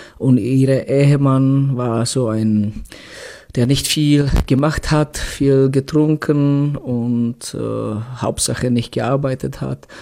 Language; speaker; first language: German; non-native, fluent; Czech